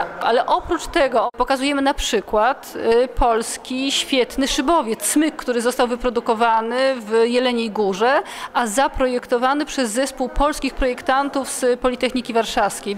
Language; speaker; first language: Polish; native; Polish